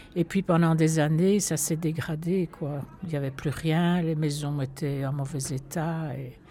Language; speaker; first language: French; native; French